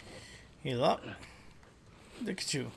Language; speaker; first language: English; native; English